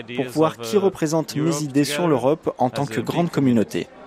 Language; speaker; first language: French; non-native, fluent; Portuguese